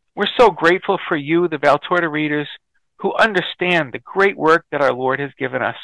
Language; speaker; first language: English; native; English